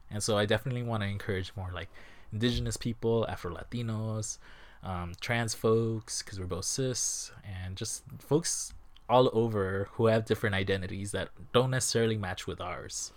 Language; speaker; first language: English; native; English